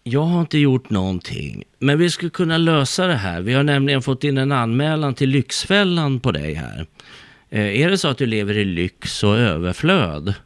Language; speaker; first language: Swedish; native; Swedish